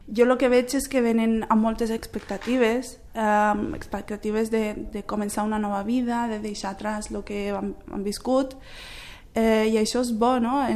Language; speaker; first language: Catalan; early bilingual, other home language; Arabic